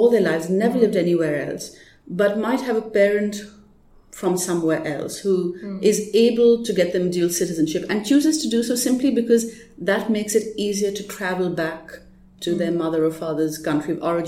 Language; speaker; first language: English; non-native, local second language; Urdu